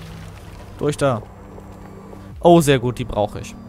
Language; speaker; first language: German; native; German